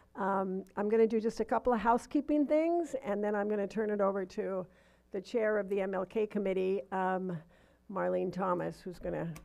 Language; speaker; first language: English; native; English